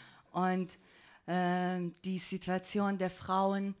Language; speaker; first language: German; non-native, fluent; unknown